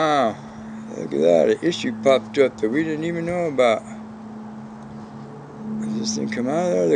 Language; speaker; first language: English; native; English